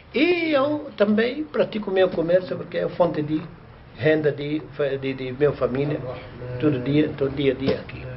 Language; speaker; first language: Portuguese; non-native, learner; Arabic